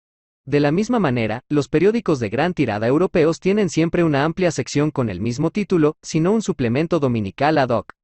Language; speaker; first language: Spanish; native; Spanish